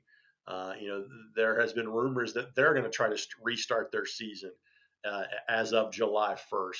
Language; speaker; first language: English; native; English